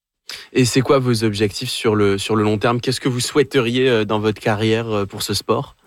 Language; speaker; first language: French; native; French